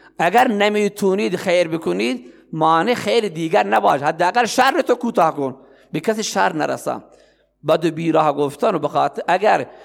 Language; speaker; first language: Persian; non-native, local second language; Baluchi